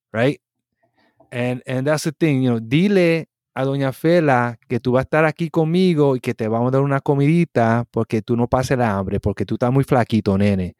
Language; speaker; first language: Spanish; early bilingual, other home language; English